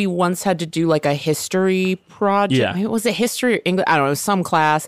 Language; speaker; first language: English; native; English